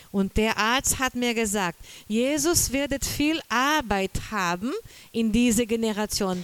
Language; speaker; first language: German; non-native, fluent; Portuguese